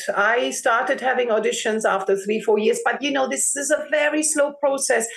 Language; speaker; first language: English; non-native, fluent; German